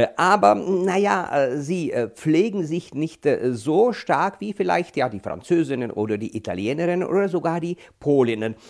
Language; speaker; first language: German; non-native, fluent; Czech